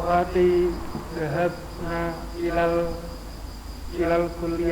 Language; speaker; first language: Arabic; non-native, learner; Indonesian